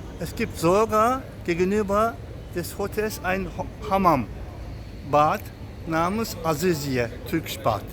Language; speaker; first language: German; non-native, local second language; Turkish